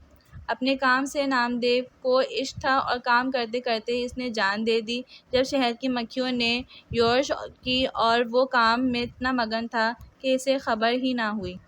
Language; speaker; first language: Urdu; native; Urdu